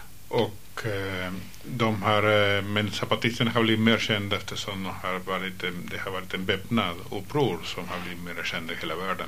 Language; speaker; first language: Swedish; non-native, fluent; Spanish